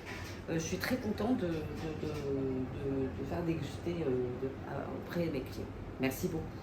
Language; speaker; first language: French; non-native, learner; Korean